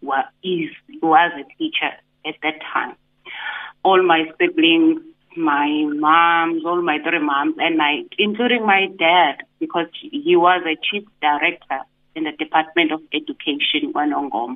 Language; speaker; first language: English; non-native, local second language; Zulu